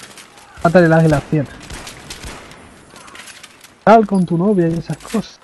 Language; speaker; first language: Spanish; native; Spanish